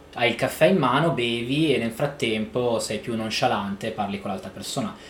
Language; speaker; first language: Italian; native; Italian